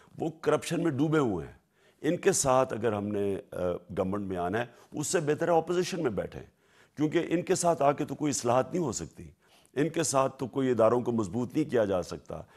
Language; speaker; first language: Urdu; native; Urdu